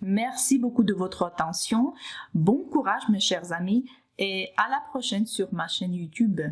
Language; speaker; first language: French; non-native, fluent; Ukrainian